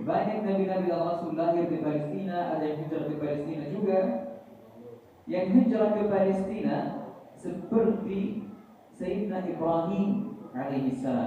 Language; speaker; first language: Indonesian; non-native, fluent; Arabic